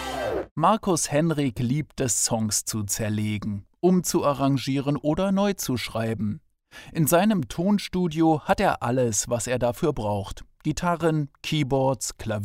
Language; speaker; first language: German; native; German